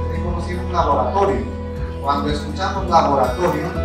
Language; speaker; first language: Spanish; native; Spanish